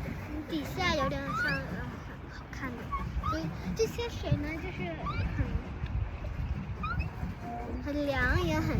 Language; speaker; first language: Chinese; early bilingual, heritage; Chinese